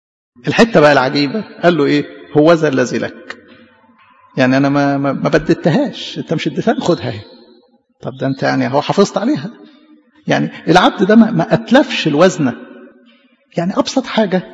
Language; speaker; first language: Arabic; native; Arabic